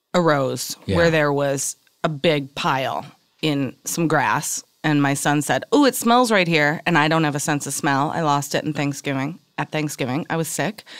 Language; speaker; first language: English; native; English